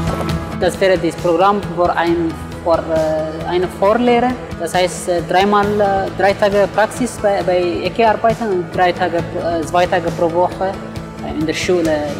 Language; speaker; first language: German; non-native, learner; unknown